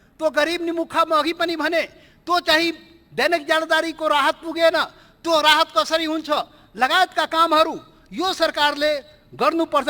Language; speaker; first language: Nepali; non-native, local second language; Maithili